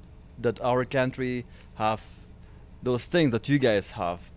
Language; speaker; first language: English; non-native, learner; Persian